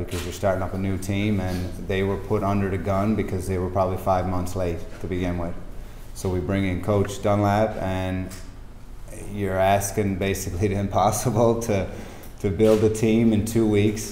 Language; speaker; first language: English; native; English